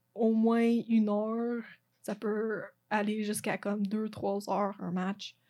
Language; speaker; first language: French; non-native, fluent; English